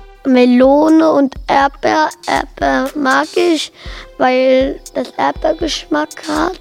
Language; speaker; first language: German; non-native, local second language; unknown